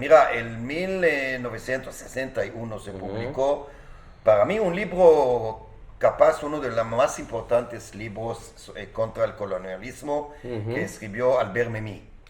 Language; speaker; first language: Spanish; non-native, fluent; Hebrew